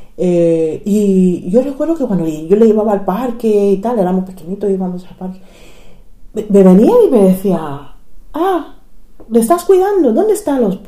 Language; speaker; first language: Spanish; non-native, fluent; English